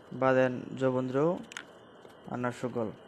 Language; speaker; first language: Arabic; non-native, learner; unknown